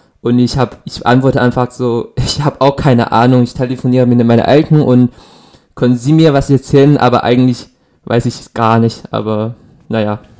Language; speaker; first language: German; non-native, fluent; Chinese